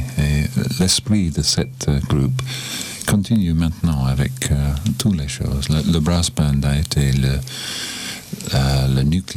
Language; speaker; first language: French; non-native, learner; English